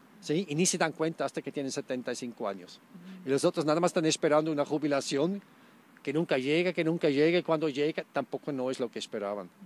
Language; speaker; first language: Spanish; non-native, fluent; German